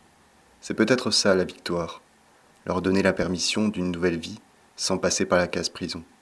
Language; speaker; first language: French; native; French